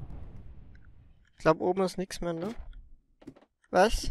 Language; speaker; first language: German; native; German